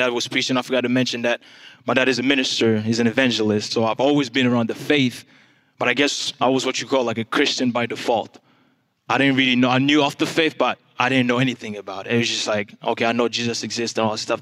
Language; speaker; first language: English; non-native, fluent; French